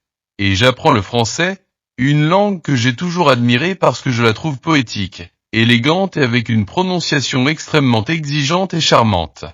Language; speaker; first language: French; non-native, learner; Portuguese